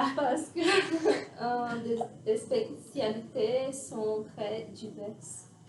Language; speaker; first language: French; non-native, learner; Portuguese